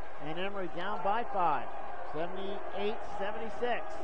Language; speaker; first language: English; native; English